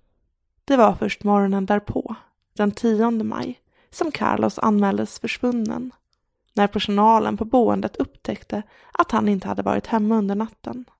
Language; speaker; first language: Swedish; native; Swedish